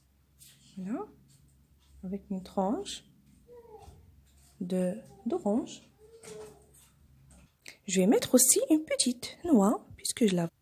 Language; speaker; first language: French; non-native, local second language; Arabic